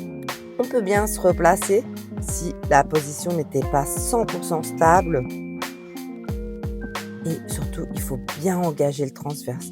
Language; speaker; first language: French; native; French